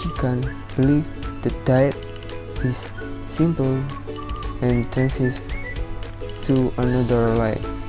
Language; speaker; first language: English; non-native, learner; Indonesian